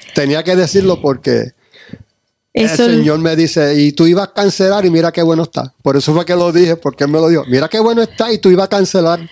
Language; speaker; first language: Spanish; early bilingual, heritage; Spanish